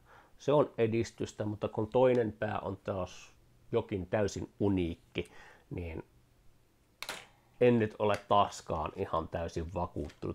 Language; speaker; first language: Finnish; native; Finnish